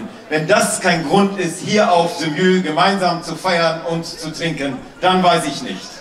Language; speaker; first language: German; native; German